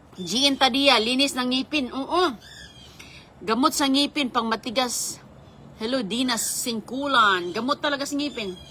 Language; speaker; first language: Filipino; non-native, local second language; Cebuano